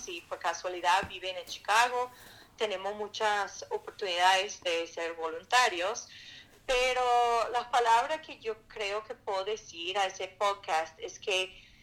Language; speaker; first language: Spanish; non-native, fluent; English